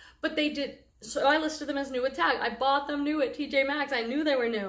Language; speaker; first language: English; native; English